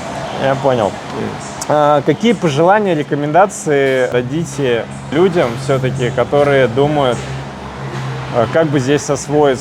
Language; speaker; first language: Russian; native; Russian